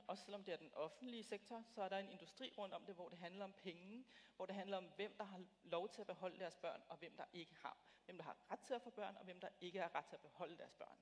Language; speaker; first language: Danish; native; Danish